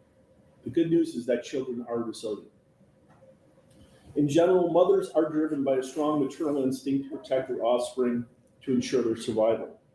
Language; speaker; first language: English; native; English